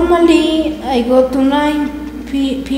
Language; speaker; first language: English; non-native, learner; Spanish